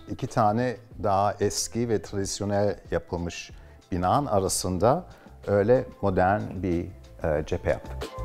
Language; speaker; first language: Turkish; early bilingual, heritage; Turkish